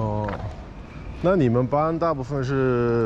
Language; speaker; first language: Chinese; non-native, fluent; English